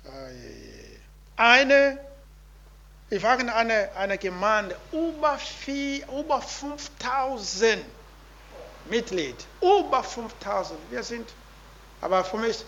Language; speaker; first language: German; non-native, learner; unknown